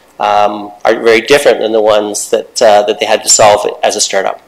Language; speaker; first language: English; native; English